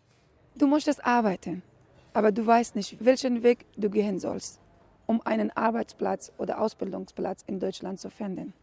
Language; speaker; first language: German; non-native, fluent; Pashto